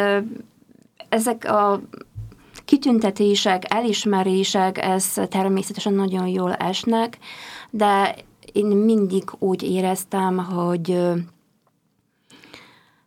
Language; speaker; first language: Hungarian; non-native, fluent; Polish